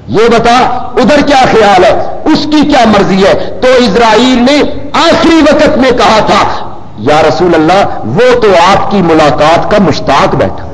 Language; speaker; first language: Urdu; non-native, local second language; Punjabi